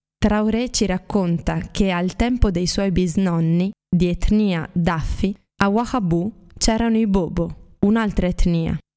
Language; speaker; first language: Italian; native; Italian